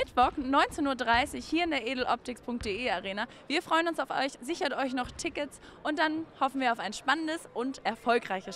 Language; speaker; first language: German; native; German